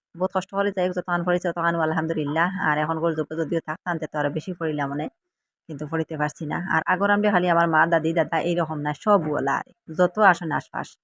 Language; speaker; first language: Bangla; native; Bangla